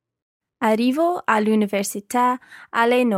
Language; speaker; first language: Italian; non-native, learner; English